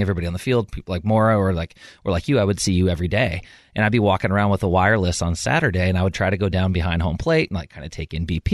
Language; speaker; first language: English; native; English